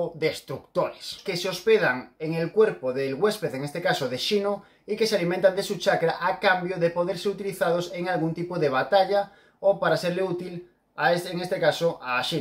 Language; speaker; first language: Spanish; native; Spanish